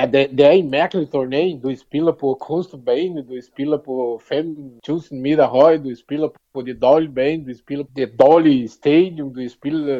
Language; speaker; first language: Danish; non-native, learner; Portuguese